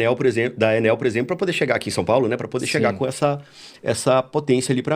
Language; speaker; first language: Portuguese; native; Portuguese